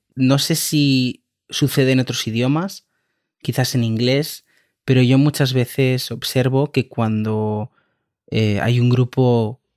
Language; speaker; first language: Spanish; native; Spanish